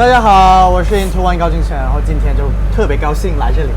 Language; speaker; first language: Chinese; non-native, fluent; Thai